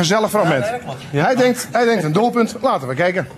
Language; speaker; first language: Dutch; native; Dutch